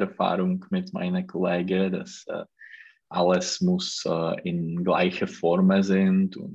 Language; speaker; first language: German; non-native, learner; Czech